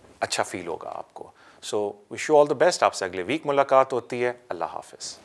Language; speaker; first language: Urdu; native; Urdu